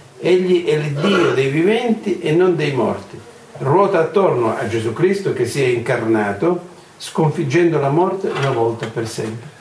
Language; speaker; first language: Italian; non-native, fluent; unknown